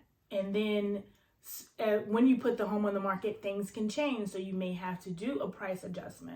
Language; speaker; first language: English; native; English